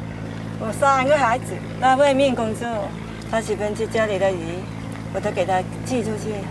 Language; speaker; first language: Chinese; non-native, local second language; Cantonese